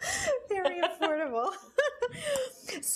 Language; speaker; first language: English; native; English